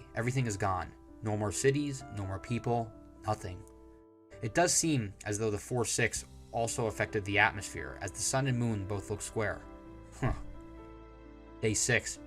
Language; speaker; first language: English; native; English